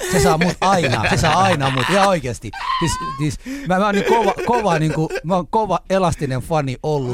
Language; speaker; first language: Finnish; early bilingual, other home language; Somali